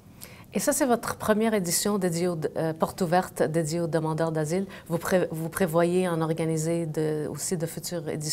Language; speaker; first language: French; native; French